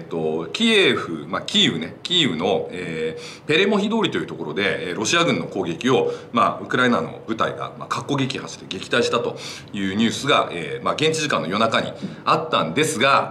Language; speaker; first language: Japanese; native; Japanese